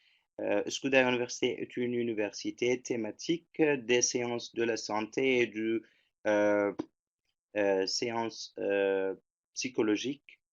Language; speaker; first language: French; non-native, fluent; Turkish